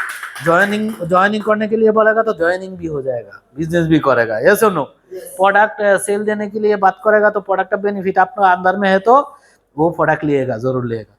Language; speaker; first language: Hindi; non-native, learner; Bangla